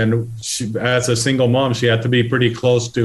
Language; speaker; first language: English; non-native, fluent; Spanish